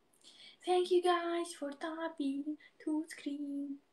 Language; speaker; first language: English; non-native, learner; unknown